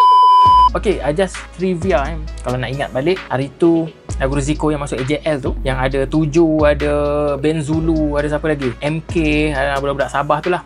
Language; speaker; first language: Malay; native; Malay